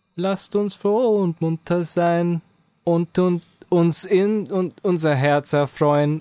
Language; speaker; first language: German; early bilingual, other home language; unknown